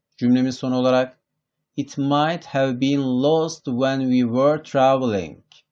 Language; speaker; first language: English; non-native, fluent; Turkish